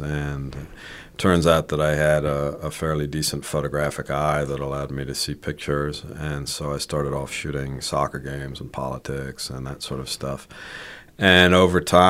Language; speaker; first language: English; native; English